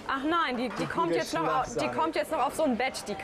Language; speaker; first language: German; native; German